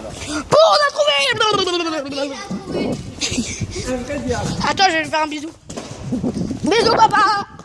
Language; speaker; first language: French; native; French